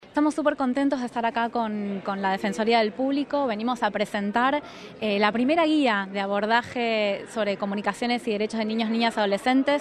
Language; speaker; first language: Spanish; native; Spanish